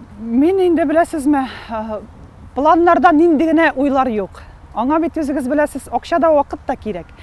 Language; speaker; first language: Tatar; non-native, local second language; Russian